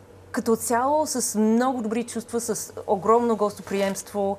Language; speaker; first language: Bulgarian; non-native, fluent; English